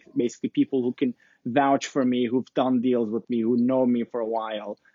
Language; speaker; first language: English; non-native, fluent; Turkish